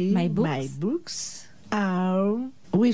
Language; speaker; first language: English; non-native, learner; French